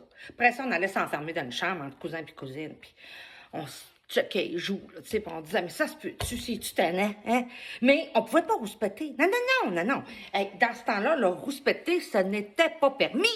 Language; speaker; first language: French; native; French